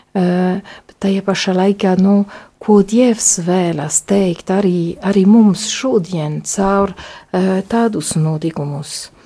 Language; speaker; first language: Latvian; non-native, fluent; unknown